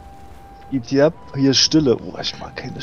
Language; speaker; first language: German; native; German